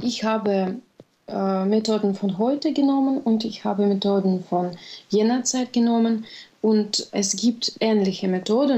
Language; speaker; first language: German; non-native, fluent; Russian